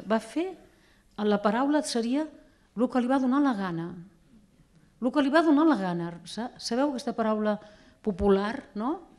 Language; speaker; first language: Catalan; native; Catalan